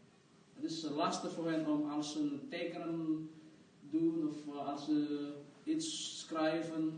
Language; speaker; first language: Dutch; non-native, fluent; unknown